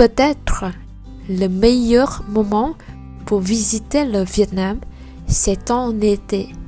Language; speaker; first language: French; non-native, learner; Vietnamese